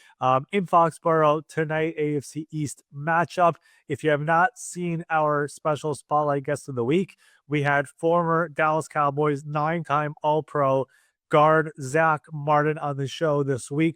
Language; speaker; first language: English; native; English